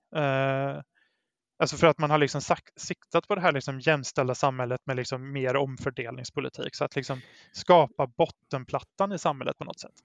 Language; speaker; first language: Swedish; native; Swedish